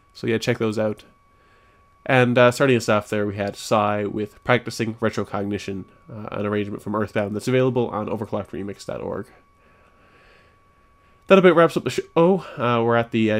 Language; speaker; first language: English; native; English